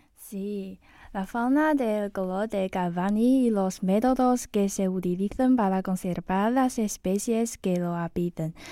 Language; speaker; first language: Spanish; non-native, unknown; Chinese